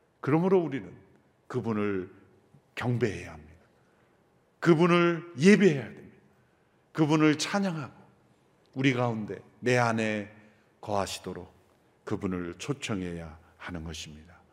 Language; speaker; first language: Korean; native; Korean